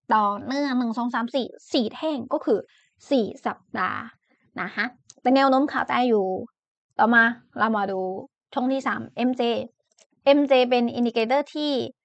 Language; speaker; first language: Thai; non-native, fluent; Chinese